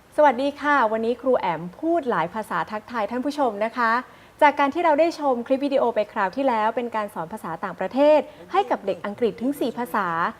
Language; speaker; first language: Thai; native; Thai